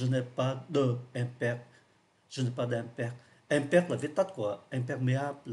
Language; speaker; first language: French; non-native, fluent; Vietnamese